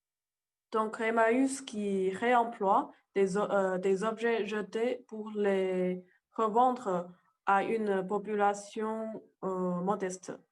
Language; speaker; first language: French; non-native, learner; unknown